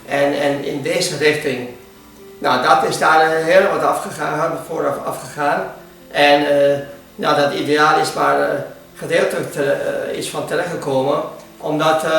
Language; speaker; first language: Dutch; non-native, fluent; Hungarian